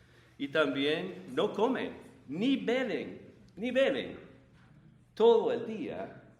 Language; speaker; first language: Spanish; non-native, fluent; English